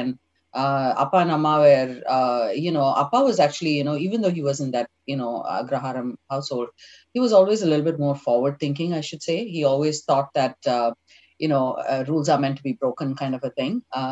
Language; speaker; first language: English; non-native, local second language; Tamil